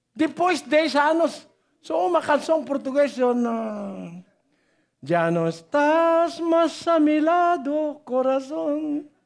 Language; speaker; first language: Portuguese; non-native, learner; Filipino